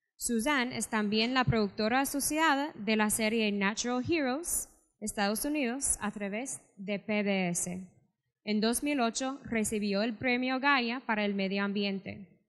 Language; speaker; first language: Spanish; native; Spanish